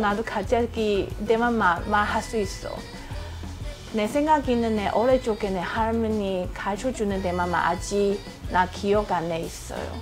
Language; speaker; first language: Korean; non-native, learner; Min Nan Chinese